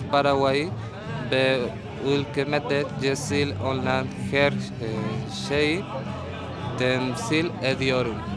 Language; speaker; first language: Turkish; non-native, learner; Spanish